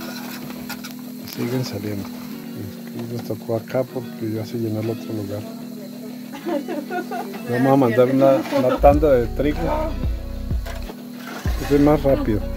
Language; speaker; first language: Spanish; native; Spanish